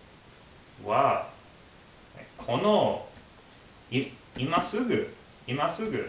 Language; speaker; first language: Japanese; non-native, learner; English